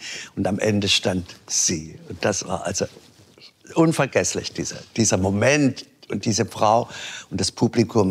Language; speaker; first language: German; native; German